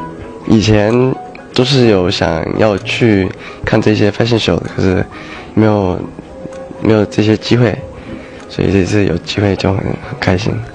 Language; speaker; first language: Chinese; early bilingual, heritage; Chinese